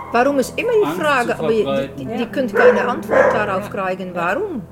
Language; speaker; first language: German; non-native, learner; Dutch